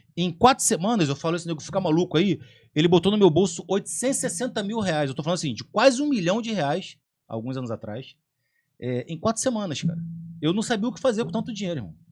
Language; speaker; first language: Portuguese; native; Portuguese